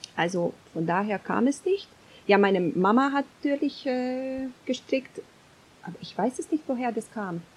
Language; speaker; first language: German; non-native, fluent; Hungarian